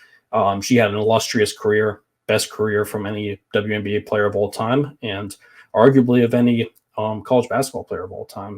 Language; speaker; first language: English; native; English